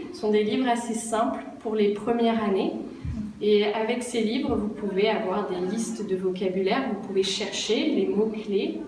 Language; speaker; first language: French; native; French